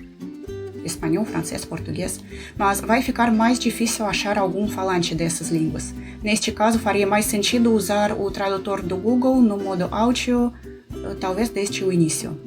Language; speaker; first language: Portuguese; non-native, fluent; Russian